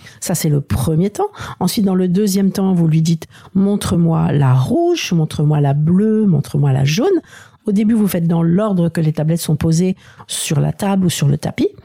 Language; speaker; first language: French; native; French